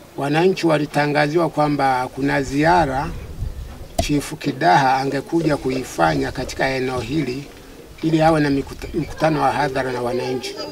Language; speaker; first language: Swahili; non-native, local second language; Sukuma